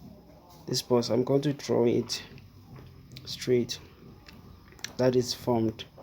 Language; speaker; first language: English; non-native, fluent; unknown